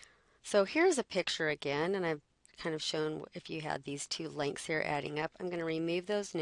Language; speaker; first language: English; native; English